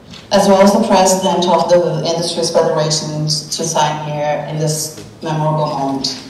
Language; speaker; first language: English; non-native, fluent; Portuguese